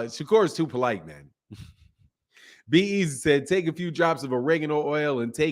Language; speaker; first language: English; native; English